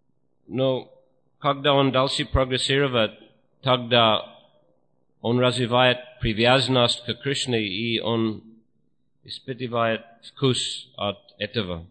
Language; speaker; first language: Russian; non-native, fluent; English